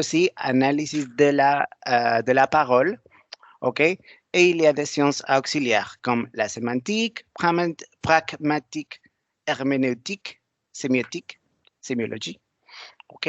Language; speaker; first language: French; non-native, learner; Spanish